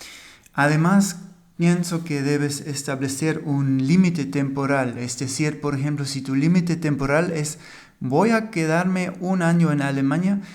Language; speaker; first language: Spanish; non-native, fluent; German